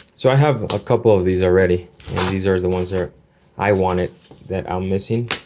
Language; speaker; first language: English; native; English